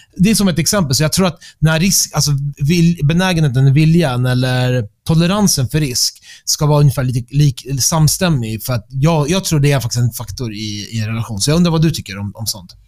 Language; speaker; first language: Swedish; early bilingual, other home language; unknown